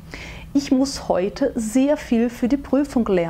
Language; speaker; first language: German; non-native, fluent; Portuguese